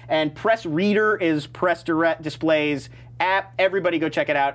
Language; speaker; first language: English; native; English